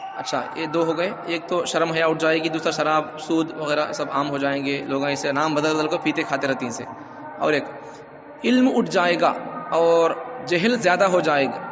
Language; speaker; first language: Urdu; native; Urdu